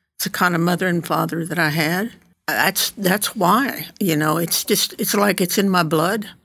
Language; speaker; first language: English; early bilingual, other home language; Spanish